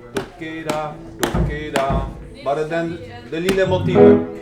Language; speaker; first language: Polish; native; Polish